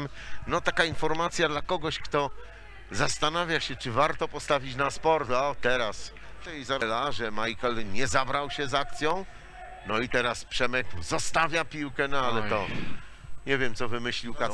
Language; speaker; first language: Polish; native; Polish